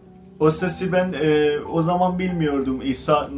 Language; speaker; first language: Turkish; non-native, fluent; Azerbaijani